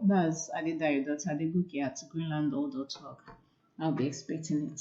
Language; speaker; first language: English; non-native, local second language; Yoruba